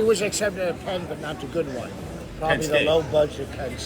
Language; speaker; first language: English; native; English